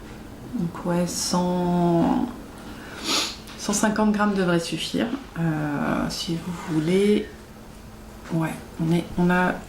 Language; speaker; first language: French; native; French